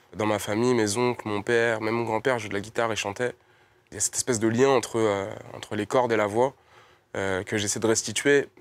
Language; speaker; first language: French; native; French